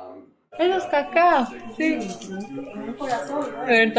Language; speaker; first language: Spanish; non-native, fluent; English